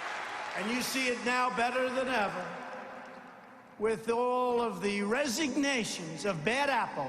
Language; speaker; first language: English; native; English